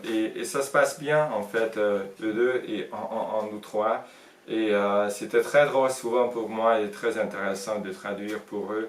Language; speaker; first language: French; non-native, fluent; Hungarian